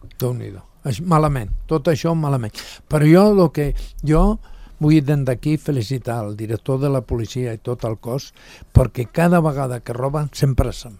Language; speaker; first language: Catalan; non-native, local second language; Spanish